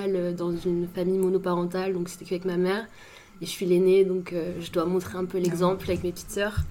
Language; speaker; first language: French; native; French